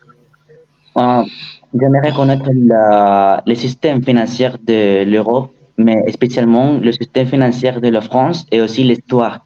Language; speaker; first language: French; non-native, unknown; Spanish